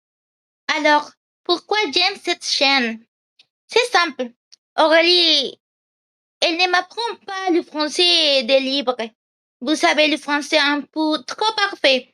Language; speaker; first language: French; non-native, learner; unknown